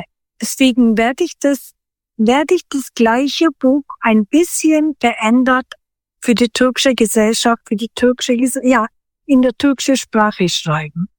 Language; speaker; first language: German; non-native, fluent; Turkish